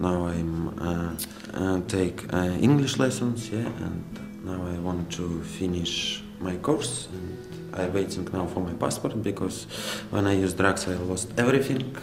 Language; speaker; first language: English; non-native, learner; Russian